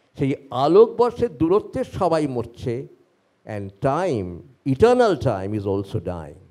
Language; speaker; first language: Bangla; native; Bangla